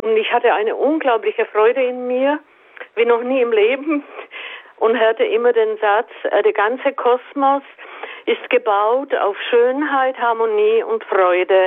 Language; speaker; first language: German; native; German